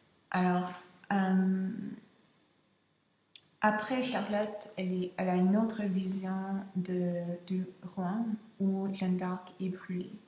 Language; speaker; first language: French; non-native, local second language; English